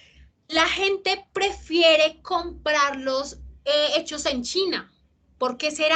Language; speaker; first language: Spanish; native; Spanish